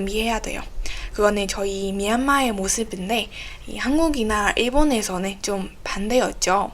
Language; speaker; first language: Korean; non-native, fluent; Burmese